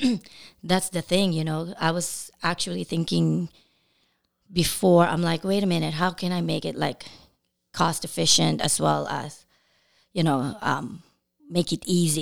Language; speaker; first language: English; non-native, local second language; Filipino